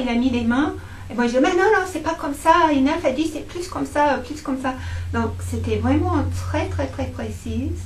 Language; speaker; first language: French; non-native, fluent; English